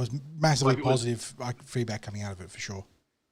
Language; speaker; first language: English; native; English